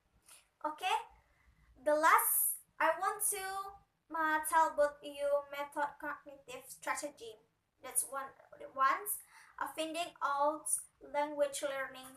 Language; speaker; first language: English; non-native, learner; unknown